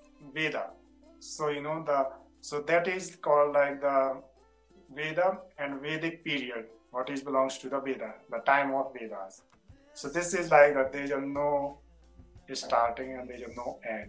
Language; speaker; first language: English; non-native, local second language; Hindi